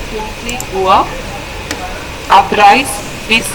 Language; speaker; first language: German; non-native, learner; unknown